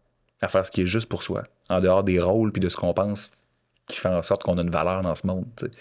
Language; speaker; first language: French; native; French